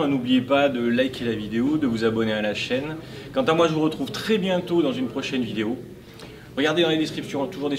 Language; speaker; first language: French; native; French